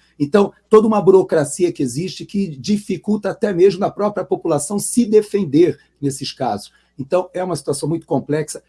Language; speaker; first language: Portuguese; native; Portuguese